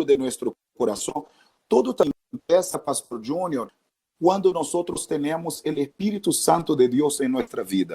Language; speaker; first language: Spanish; non-native, fluent; Portuguese